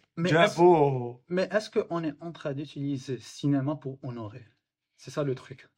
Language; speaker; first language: French; non-native, local second language; Arabic